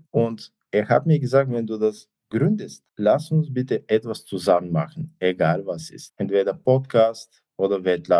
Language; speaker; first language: German; non-native, fluent; Bulgarian